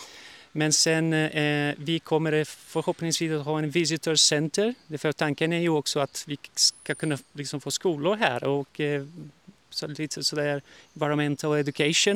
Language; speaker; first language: Swedish; early bilingual, heritage; Portuguese